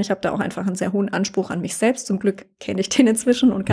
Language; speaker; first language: German; native; German